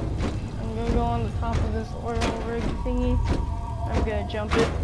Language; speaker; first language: English; native; English